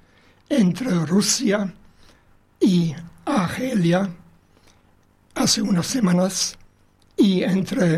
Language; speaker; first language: Spanish; non-native, fluent; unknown